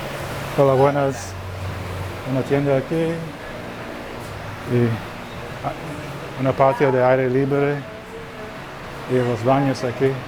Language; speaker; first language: Spanish; non-native, learner; English